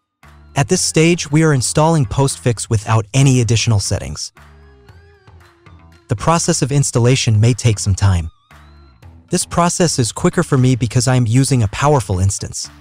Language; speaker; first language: English; non-native, fluent; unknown